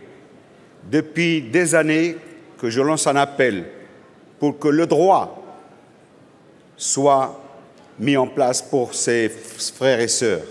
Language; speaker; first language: French; non-native, local second language; Arabic